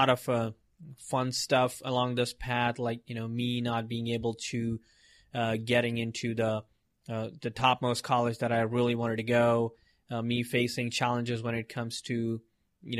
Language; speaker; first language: English; non-native, local second language; Hindi